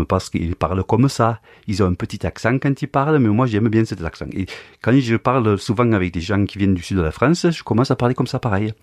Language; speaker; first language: French; early bilingual, other home language; German